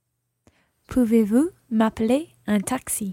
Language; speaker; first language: French; non-native, learner; English